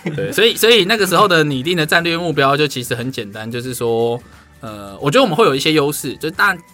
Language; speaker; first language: Chinese; native; Chinese